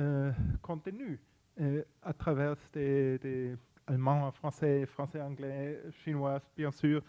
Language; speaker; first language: French; non-native, fluent; Spanish